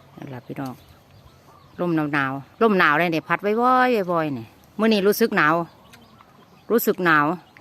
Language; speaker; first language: Thai; native; Thai